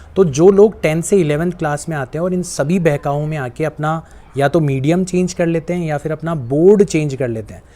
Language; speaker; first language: Hindi; native; Hindi